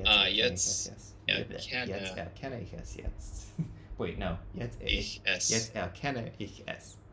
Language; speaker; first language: German; non-native, learner; English